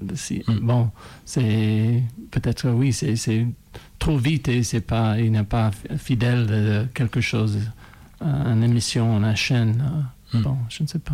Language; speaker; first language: French; non-native, fluent; English